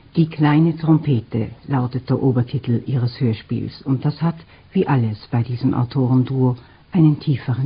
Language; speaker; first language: German; native; German